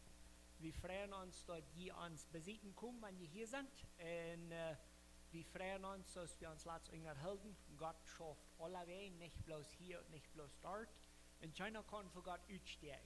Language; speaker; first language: German; non-native, learner; Plautdietsch